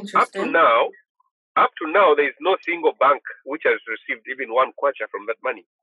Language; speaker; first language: English; non-native, local second language; Bemba